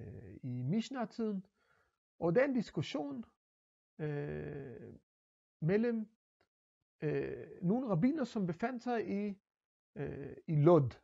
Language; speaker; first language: Danish; non-native, fluent; Hebrew